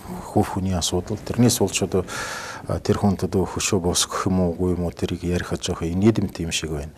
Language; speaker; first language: Mongolian; non-native, fluent; Russian